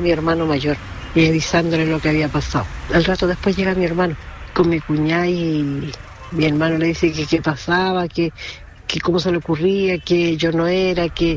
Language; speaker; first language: Spanish; native; Spanish